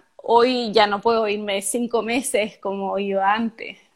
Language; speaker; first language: Spanish; native; Spanish